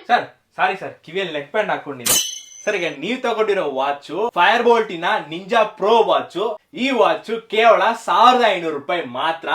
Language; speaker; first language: Kannada; native; Kannada